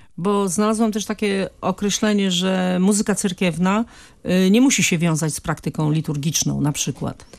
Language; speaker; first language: Polish; native; Polish